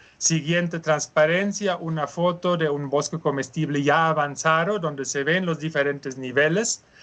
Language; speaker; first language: Spanish; non-native, fluent; German